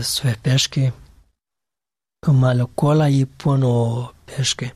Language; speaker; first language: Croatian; non-native, learner; Pashto